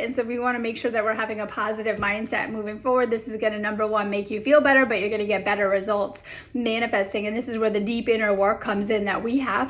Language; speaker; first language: English; native; English